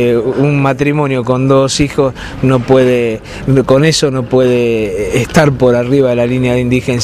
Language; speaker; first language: Spanish; native; Spanish